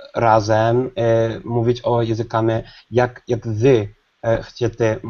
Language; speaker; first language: Polish; non-native, learner; English